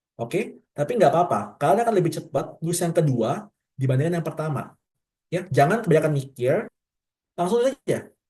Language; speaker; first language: Indonesian; native; Indonesian